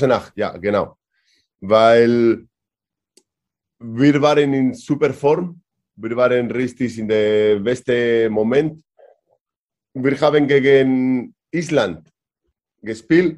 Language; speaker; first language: German; non-native, learner; Spanish